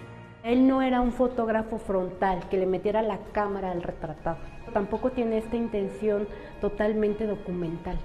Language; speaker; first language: Spanish; native; Spanish